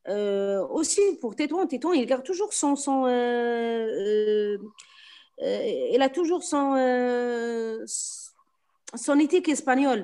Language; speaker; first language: French; non-native, local second language; Arabic